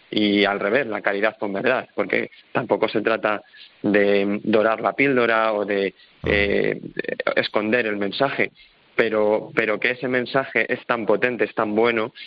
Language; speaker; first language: Spanish; native; Spanish